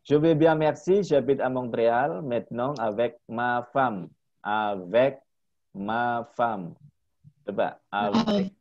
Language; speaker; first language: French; non-native, fluent; Indonesian